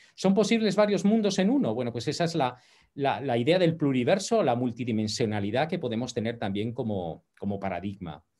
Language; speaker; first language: Spanish; native; Spanish